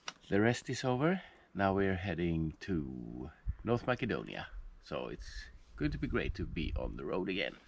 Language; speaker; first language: English; non-native, fluent; Swedish